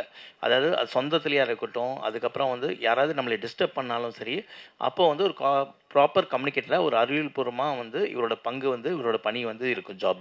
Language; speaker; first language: Tamil; native; Tamil